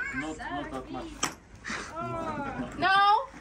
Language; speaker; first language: English; non-native, learner; Russian